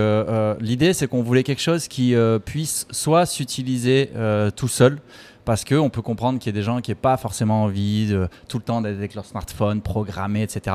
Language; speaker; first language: French; native; French